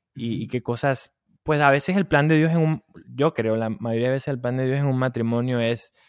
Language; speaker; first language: Spanish; native; Spanish